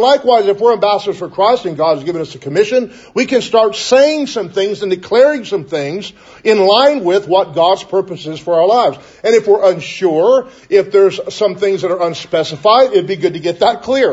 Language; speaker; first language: English; native; English